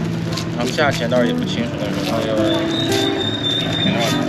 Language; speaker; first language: Chinese; early bilingual, heritage; Chinese